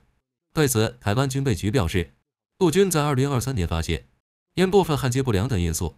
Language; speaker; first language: Chinese; native; Chinese